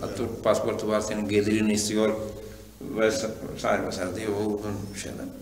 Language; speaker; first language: Turkish; non-native, fluent; Urdu